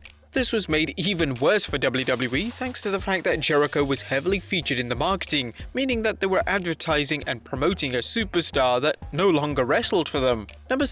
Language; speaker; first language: English; native; English